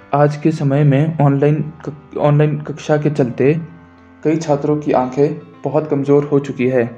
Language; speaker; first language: Hindi; native; Hindi